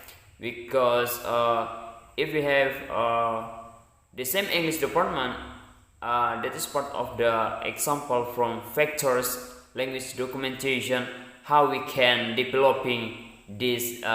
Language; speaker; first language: English; non-native, learner; Indonesian